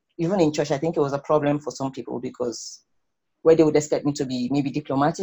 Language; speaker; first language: English; non-native, local second language; Igbo